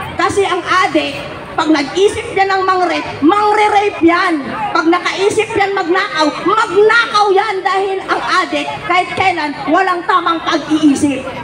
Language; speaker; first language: Filipino; native; Filipino